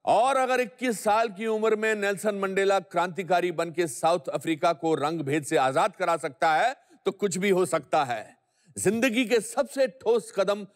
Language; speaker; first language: Hindi; native; Hindi